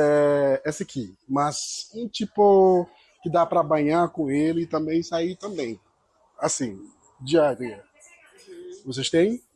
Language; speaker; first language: Portuguese; non-native, learner; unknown